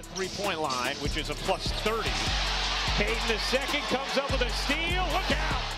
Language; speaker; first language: English; native; English